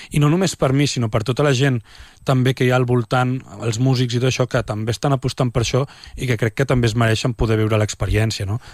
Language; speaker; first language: Catalan; native; Catalan